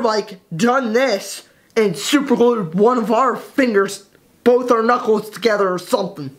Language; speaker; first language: English; native; English